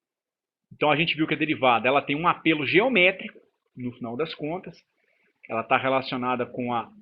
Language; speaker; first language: Portuguese; native; Portuguese